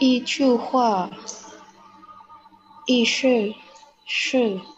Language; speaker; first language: Chinese; non-native, learner; Indonesian